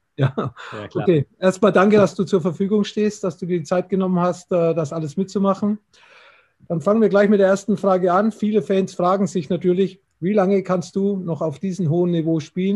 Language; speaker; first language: German; native; German